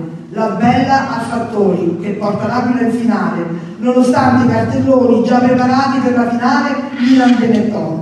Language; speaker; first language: Italian; native; Italian